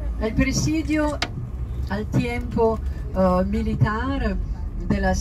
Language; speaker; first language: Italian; non-native, learner; Spanish